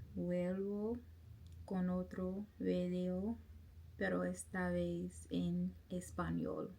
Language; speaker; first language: Spanish; non-native, learner; English